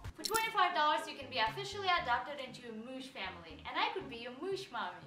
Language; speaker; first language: English; non-native, fluent; Russian